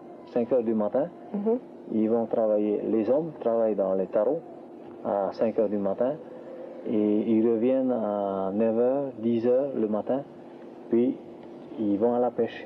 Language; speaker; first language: French; non-native, local second language; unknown